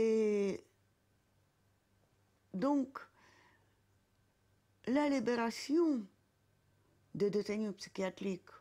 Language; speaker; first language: French; non-native, fluent; Russian